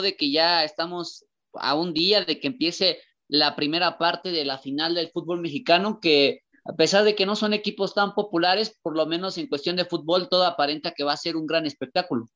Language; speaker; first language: Spanish; native; Spanish